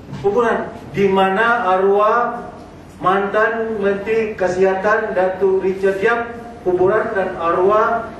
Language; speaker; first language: Malay; native; Malay